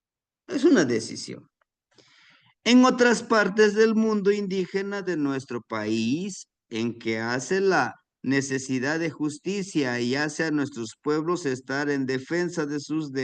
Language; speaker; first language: Spanish; native; Spanish